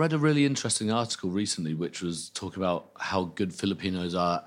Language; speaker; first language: English; native; English